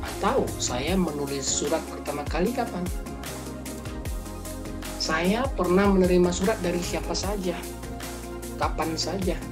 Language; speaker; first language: Indonesian; native; Indonesian